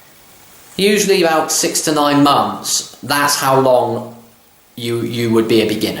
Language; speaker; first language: English; native; English